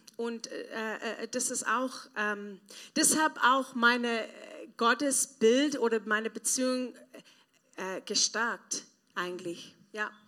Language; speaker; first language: German; non-native, learner; English